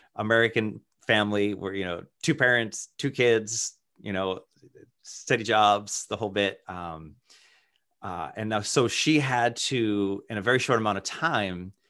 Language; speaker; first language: English; native; English